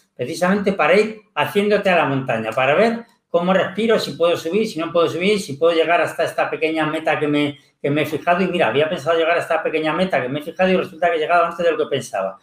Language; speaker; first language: Spanish; native; Spanish